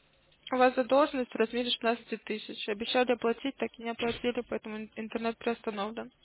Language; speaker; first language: Russian; native; Russian